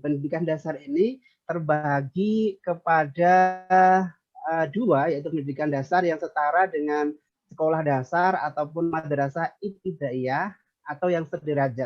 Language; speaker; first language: Indonesian; native; Indonesian